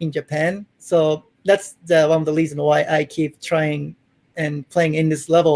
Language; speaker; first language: English; non-native, fluent; Japanese